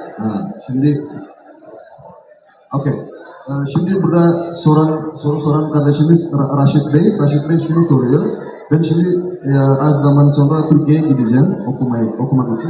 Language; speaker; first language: Turkish; non-native, fluent; Indonesian